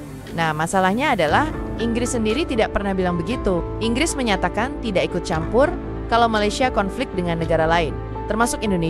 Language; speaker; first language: Indonesian; native; Indonesian